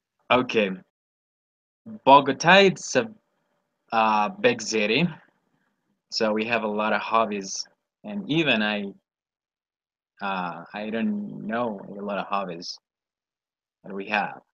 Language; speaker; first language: English; non-native, learner; Spanish